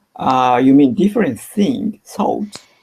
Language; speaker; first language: English; non-native, learner; Japanese